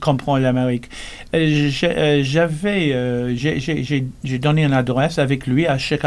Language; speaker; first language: French; non-native, learner; English